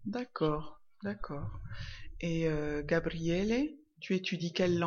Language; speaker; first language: French; native; French